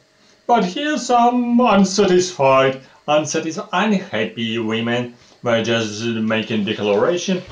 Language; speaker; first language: English; non-native, fluent; Russian